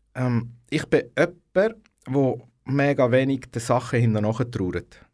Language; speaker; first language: German; native; German